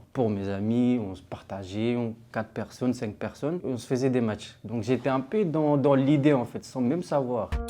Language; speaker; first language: French; non-native, local second language; Fula